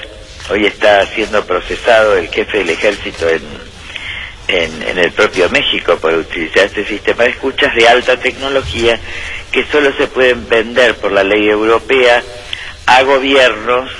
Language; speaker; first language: Spanish; native; Spanish